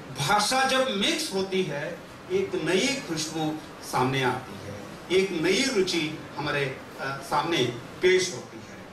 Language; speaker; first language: Hindi; non-native, local second language; Kannada